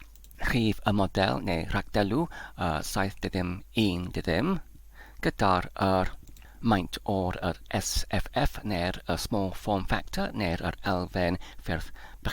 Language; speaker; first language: Welsh; non-native, learner; Polish